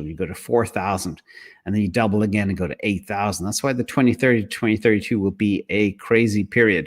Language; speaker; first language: English; native; English